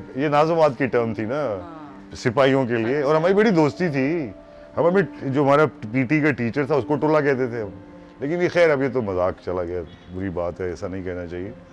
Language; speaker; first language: Urdu; non-native, local second language; Punjabi